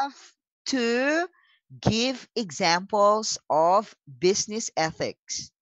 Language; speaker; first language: English; non-native, local second language; Filipino